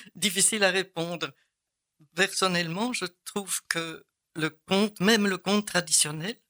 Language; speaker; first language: French; native; French